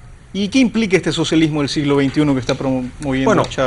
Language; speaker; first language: Spanish; native; Spanish